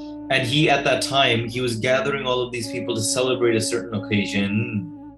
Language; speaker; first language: English; early bilingual, other home language; Punjabi